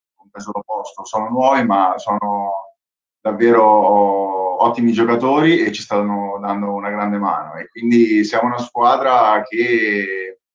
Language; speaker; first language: Italian; native; Italian